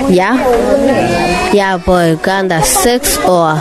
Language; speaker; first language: Danish; non-native, local second language; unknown